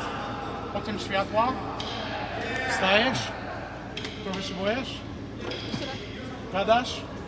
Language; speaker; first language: Polish; non-native, learner; English